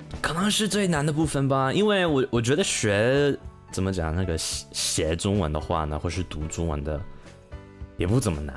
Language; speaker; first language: Chinese; non-native, learner; English